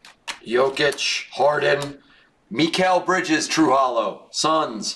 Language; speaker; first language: English; native; English